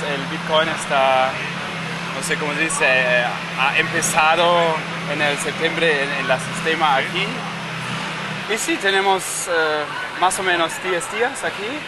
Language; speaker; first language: Spanish; non-native, learner; German